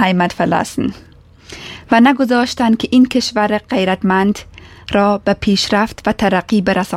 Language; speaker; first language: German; non-native, fluent; Persian